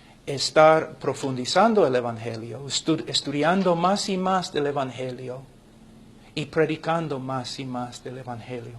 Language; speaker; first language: Spanish; non-native, fluent; English